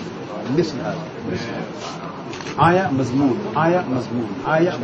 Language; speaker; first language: Arabic; non-native, learner; Urdu